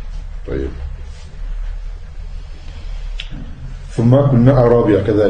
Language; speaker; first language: Arabic; non-native, fluent; French